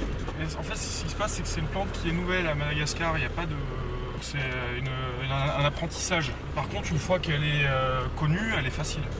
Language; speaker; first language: French; native; French